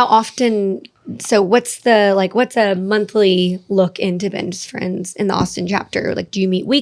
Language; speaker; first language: English; native; English